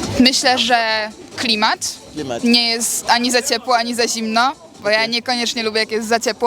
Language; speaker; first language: Polish; native; Polish